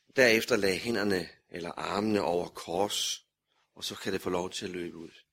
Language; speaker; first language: Danish; native; Danish